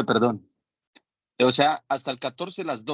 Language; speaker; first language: Spanish; native; Spanish